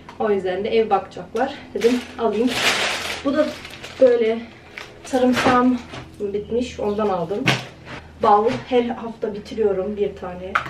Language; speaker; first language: Turkish; early bilingual, heritage; Turkish